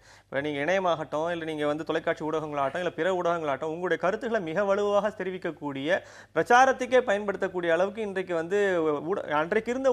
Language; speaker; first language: Tamil; native; Tamil